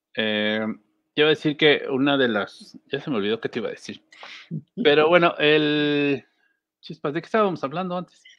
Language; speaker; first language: Spanish; native; Spanish